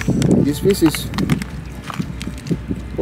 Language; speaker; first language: English; non-native, learner; Indonesian